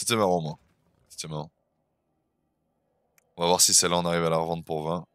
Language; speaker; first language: French; native; French